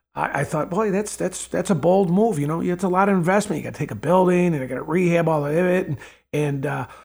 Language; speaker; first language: English; native; English